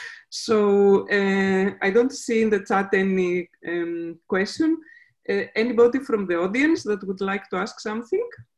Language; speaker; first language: English; non-native, fluent; Greek